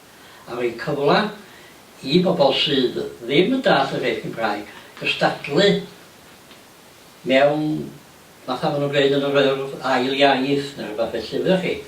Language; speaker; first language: Welsh; native; Welsh